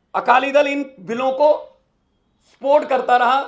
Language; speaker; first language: Hindi; non-native, local second language; Punjabi